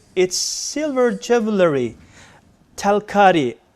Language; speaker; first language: English; non-native, fluent; Turkish